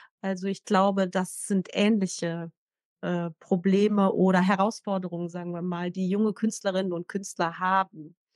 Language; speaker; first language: German; native; German